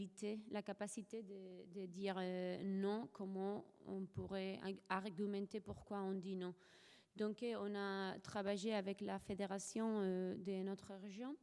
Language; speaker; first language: French; non-native, fluent; Spanish